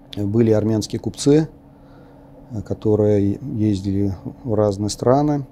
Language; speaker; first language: Russian; non-native, local second language; Armenian